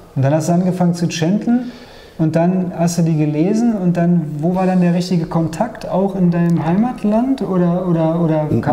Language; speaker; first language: German; native; German